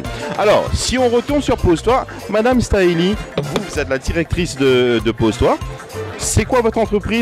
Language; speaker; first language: French; non-native, local second language; Morisyen